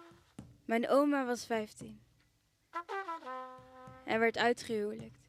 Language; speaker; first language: Dutch; early bilingual, other home language; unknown